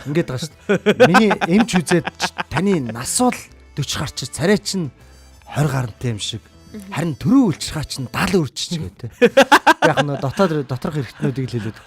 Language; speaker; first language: Mongolian; native; Mongolian